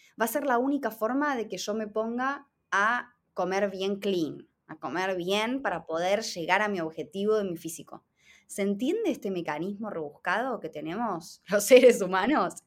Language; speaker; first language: Spanish; native; Spanish